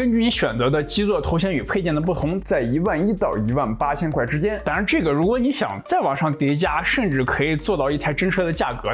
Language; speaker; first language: Chinese; native; Chinese